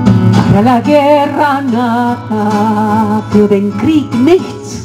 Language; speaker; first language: German; non-native, fluent; Spanish